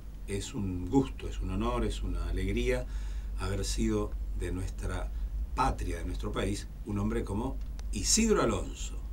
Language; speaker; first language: Spanish; native; Spanish